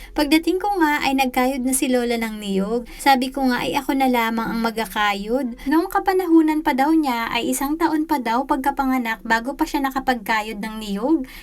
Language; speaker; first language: Filipino; native; Filipino